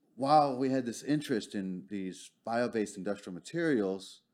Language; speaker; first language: English; native; English